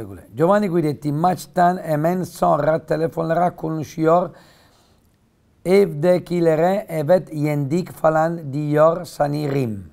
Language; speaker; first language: Turkish; non-native, learner; Italian